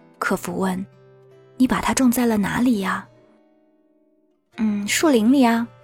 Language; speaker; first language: Chinese; native; Chinese